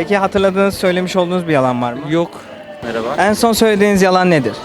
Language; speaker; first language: Turkish; native; Turkish